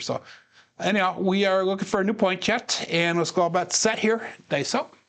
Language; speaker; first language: English; native; English